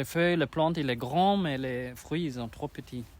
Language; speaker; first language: French; non-native, learner; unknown